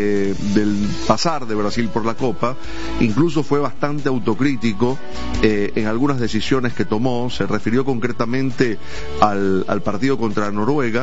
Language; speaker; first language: Spanish; native; Spanish